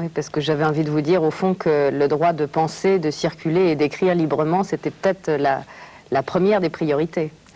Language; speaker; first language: French; native; French